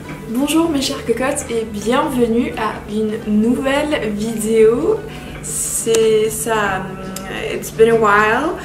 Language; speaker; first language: French; non-native, fluent; Finnish